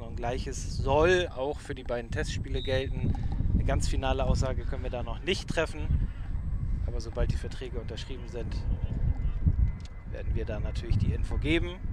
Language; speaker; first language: German; native; German